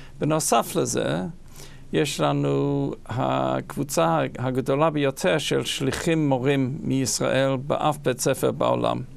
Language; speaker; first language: Hebrew; non-native, fluent; English